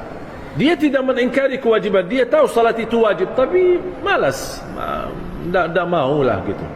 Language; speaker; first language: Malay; non-native, fluent; Arabic